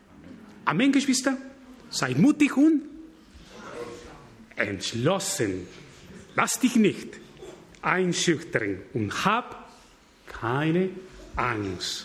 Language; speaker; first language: German; non-native, fluent; Spanish